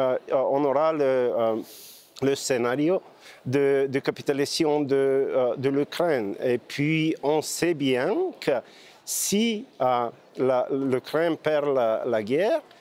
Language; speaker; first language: French; non-native, fluent; Bulgarian